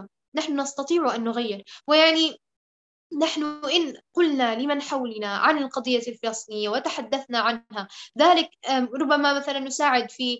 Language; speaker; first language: Arabic; native; Arabic